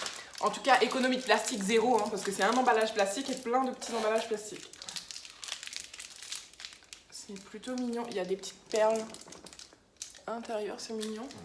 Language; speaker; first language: French; native; French